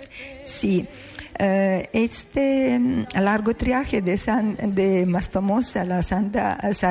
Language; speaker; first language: Spanish; non-native, learner; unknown